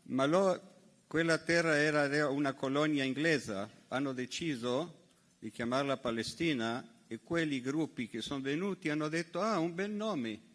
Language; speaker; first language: Italian; non-native, fluent; Hebrew